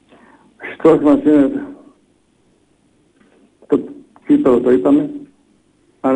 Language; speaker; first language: Greek; non-native, fluent; Bosnian